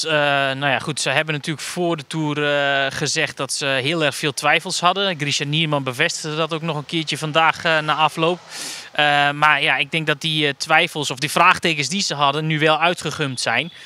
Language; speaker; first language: Dutch; native; Dutch